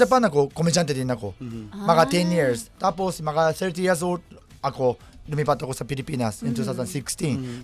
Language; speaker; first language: Filipino; non-native, learner; Japanese